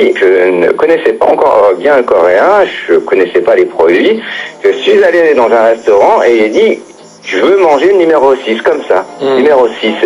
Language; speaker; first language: French; native; French